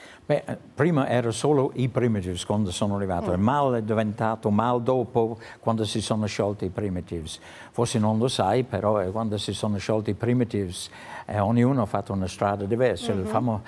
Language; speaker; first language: Italian; non-native, fluent; English